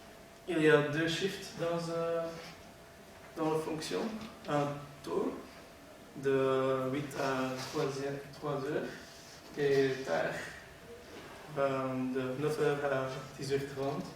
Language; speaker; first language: French; non-native, learner; Dutch